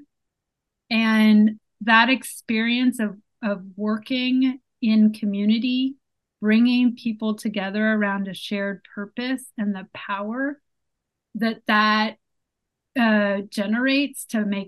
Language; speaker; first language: English; native; English